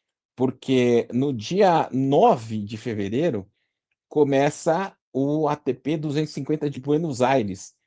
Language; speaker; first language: Portuguese; native; Portuguese